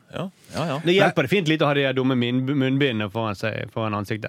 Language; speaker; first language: Norwegian; native; Norwegian